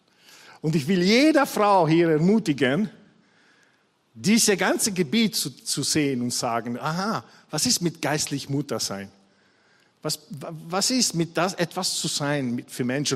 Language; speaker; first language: German; non-native, fluent; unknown